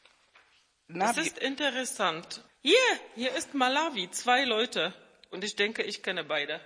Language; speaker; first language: German; non-native, fluent; Czech